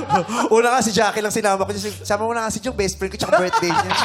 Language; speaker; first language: Filipino; native; Filipino